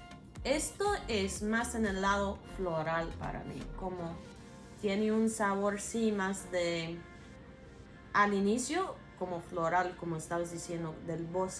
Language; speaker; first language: Spanish; non-native, fluent; English